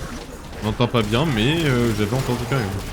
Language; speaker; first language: French; native; French